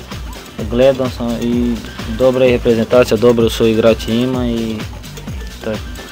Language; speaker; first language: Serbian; non-native, learner; Portuguese